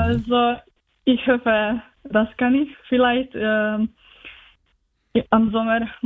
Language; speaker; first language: German; non-native, learner; Slovenian